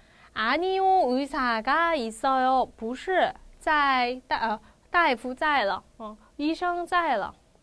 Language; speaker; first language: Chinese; non-native, fluent; Korean